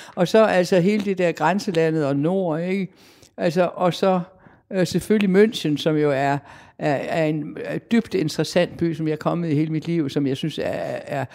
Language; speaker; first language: Danish; native; Danish